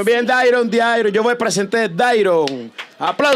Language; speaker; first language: French; non-native, learner; Spanish